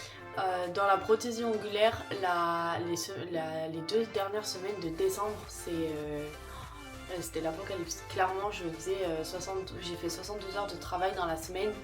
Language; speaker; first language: French; native; French